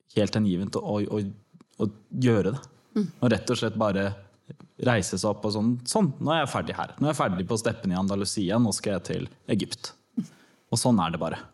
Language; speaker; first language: Norwegian; early bilingual, other home language; Turkish